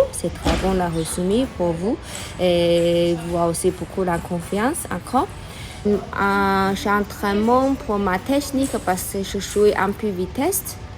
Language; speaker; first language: French; non-native, learner; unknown